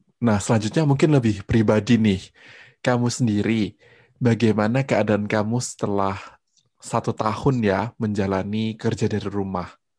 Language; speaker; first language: Indonesian; native; Indonesian